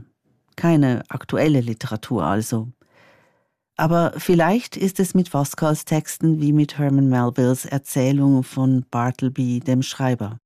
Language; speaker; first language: German; native; German